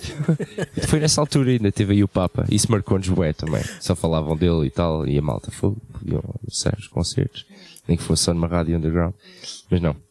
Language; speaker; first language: Portuguese; early bilingual, heritage; Portuguese